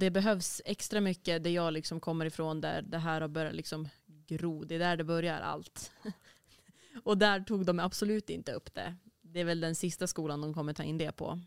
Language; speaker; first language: Swedish; native; Swedish